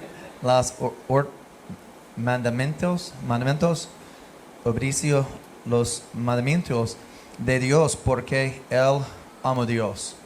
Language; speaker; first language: Spanish; non-native, learner; English